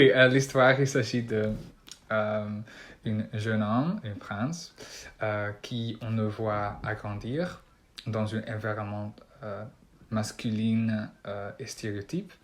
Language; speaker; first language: French; non-native, learner; Dutch